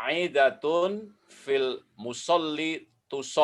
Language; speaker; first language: Arabic; non-native, learner; Indonesian